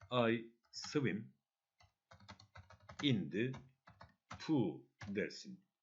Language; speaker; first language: English; non-native, fluent; Turkish